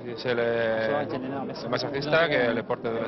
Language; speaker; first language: French; non-native, learner; Spanish